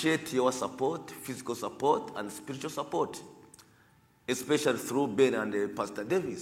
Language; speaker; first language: English; non-native, learner; Kinyarwanda